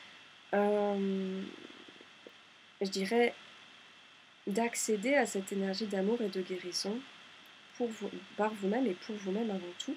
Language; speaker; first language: French; native; French